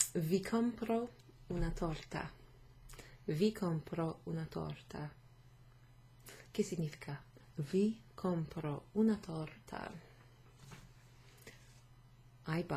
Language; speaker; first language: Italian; non-native, fluent; English